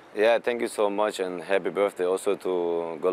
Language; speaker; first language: English; non-native, fluent; German